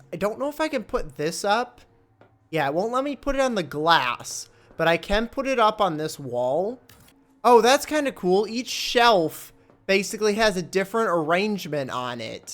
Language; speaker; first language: English; native; English